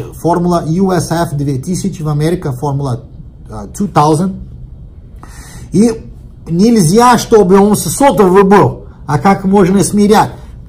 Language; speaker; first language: Russian; non-native, learner; Portuguese